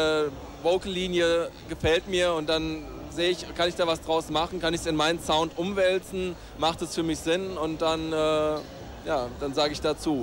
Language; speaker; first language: German; native; German